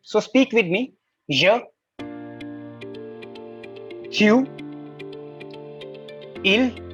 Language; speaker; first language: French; non-native, fluent; Hindi